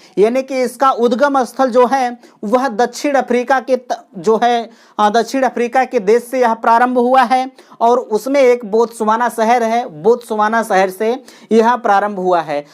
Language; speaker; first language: Hindi; native; Hindi